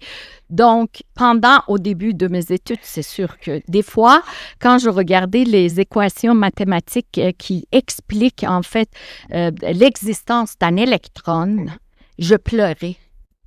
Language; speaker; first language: French; non-native, fluent; Persian